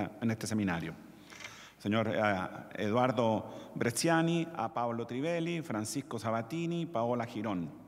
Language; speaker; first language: Spanish; native; Spanish